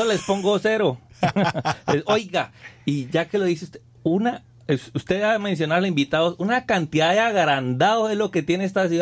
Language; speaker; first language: Spanish; native; Spanish